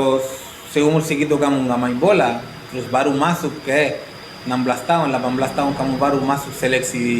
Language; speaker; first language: Indonesian; non-native, fluent; Spanish